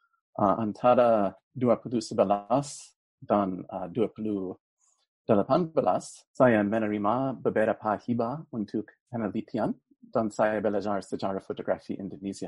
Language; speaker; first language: Indonesian; non-native, fluent; English